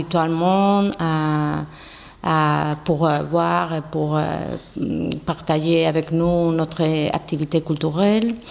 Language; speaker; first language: French; non-native, learner; Spanish